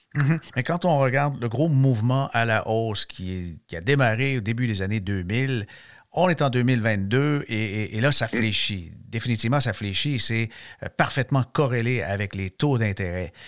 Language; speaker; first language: French; native; French